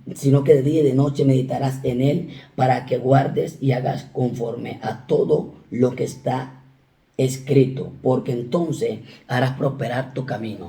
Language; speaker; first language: Spanish; native; Spanish